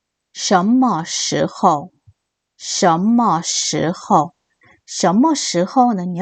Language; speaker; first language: Chinese; non-native, fluent; Korean